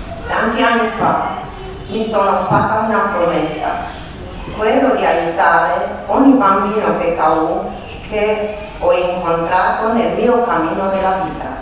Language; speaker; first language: Italian; non-native, learner; Romanian